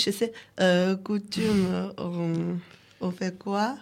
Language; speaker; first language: French; non-native, learner; Chinese